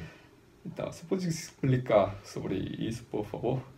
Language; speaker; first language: Portuguese; non-native, fluent; Korean